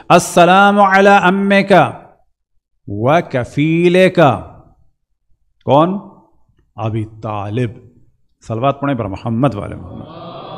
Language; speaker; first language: Urdu; native; Urdu